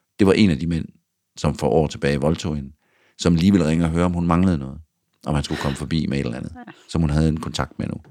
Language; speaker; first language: Danish; native; Danish